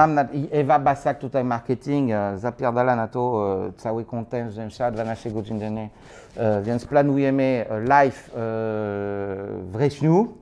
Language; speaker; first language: Polish; non-native, learner; French